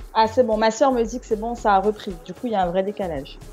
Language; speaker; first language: French; native; French